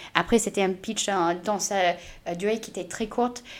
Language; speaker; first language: French; non-native, fluent; English